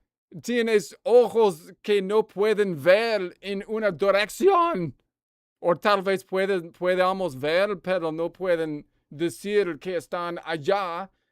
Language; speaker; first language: Spanish; non-native, learner; English